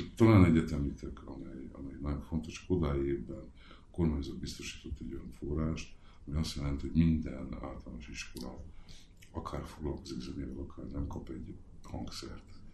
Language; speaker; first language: Hungarian; native; Hungarian